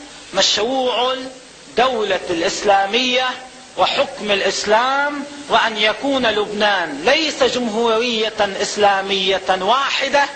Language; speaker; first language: Arabic; native; Arabic